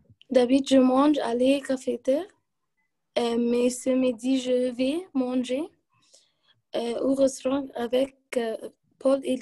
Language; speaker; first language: French; non-native, learner; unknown